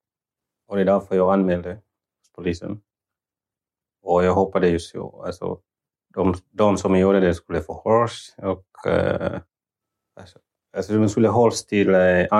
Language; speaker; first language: Swedish; non-native, fluent; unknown